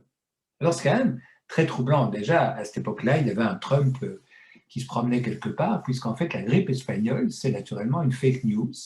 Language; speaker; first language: French; native; French